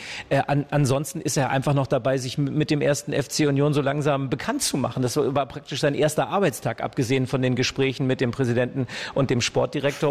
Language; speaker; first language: German; native; German